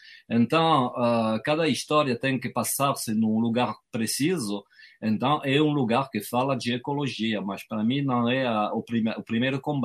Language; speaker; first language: Portuguese; non-native, fluent; French